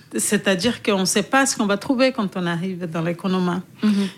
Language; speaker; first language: French; non-native, fluent; Portuguese